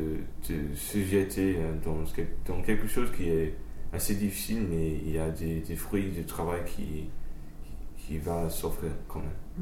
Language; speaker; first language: French; non-native, fluent; English